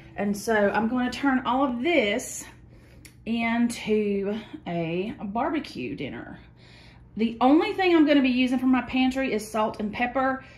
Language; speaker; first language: English; native; English